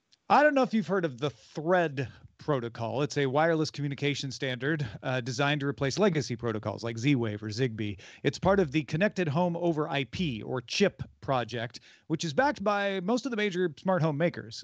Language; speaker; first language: English; native; English